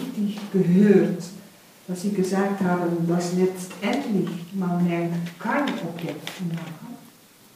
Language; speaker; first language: German; non-native, fluent; Spanish